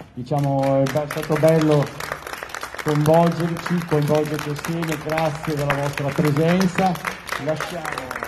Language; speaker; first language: Italian; native; Italian